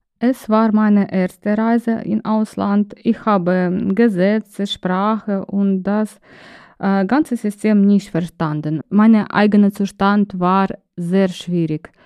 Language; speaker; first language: German; non-native, learner; Ukrainian